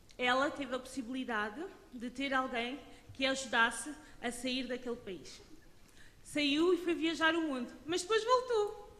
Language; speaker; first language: Portuguese; early bilingual, other home language; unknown